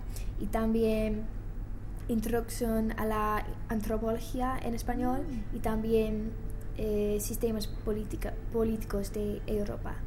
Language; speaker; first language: Spanish; non-native, learner; English